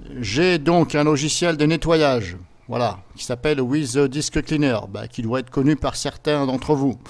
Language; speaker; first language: French; native; French